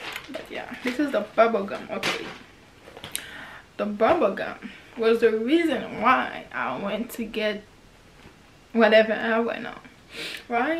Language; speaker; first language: English; non-native, fluent; Haitian Creole